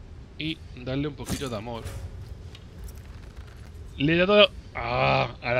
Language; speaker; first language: Spanish; native; Spanish